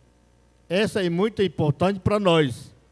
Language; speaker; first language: Portuguese; non-native, local second language; Yanomámi